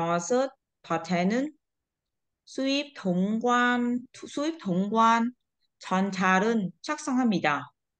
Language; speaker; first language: Korean; non-native, learner; Vietnamese